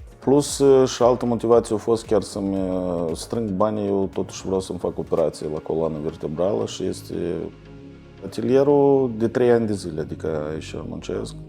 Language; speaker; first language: Romanian; native; Romanian